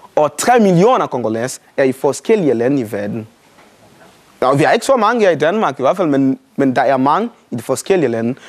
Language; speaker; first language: Danish; non-native, fluent; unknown